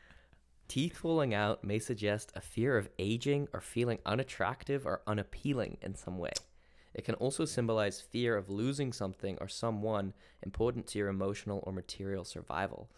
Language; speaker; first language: English; native; English